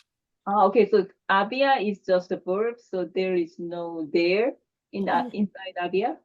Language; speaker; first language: English; non-native, learner; Korean